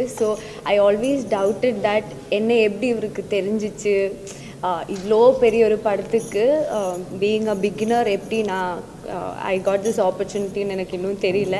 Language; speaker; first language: Tamil; non-native, learner; Malayalam